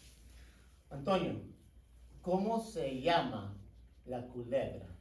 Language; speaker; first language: Spanish; non-native, fluent; English